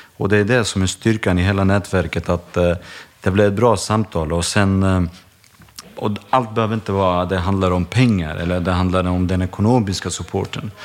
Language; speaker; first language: Swedish; early bilingual, other home language; Bosnian